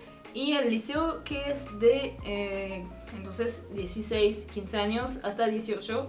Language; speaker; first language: Spanish; non-native, learner; French